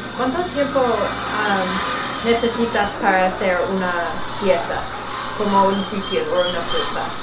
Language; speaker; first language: Spanish; non-native, learner; English